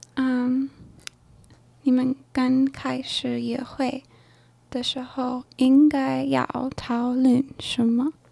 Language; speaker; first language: Chinese; non-native, learner; English